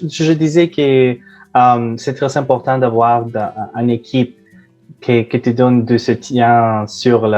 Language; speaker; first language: French; non-native, fluent; Spanish